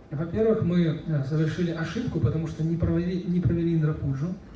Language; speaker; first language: Russian; native; Russian